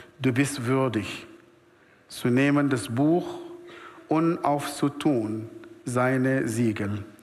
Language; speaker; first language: German; non-native, fluent; Arabic